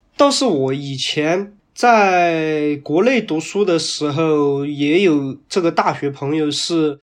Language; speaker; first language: Chinese; native; Chinese